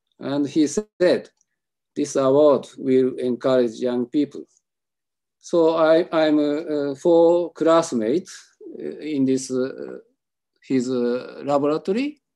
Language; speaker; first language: English; non-native, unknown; Japanese